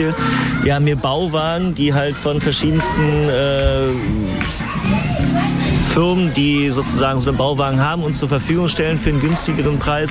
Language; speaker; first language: German; native; German